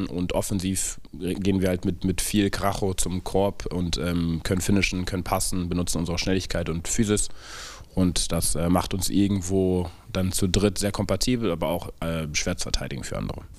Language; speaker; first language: German; native; German